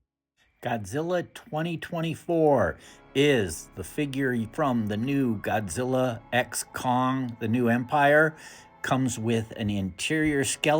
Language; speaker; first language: English; native; English